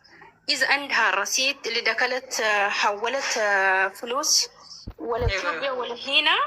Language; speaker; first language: Arabic; non-native, learner; Oromo